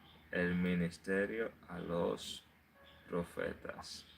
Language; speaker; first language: Spanish; native; Spanish